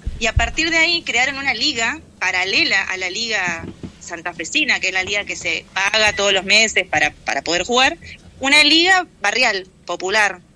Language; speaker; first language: Spanish; native; Spanish